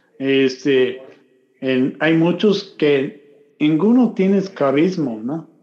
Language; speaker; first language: Spanish; non-native, learner; English